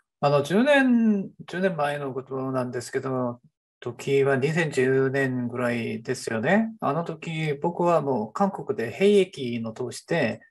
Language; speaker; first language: Japanese; non-native, fluent; Korean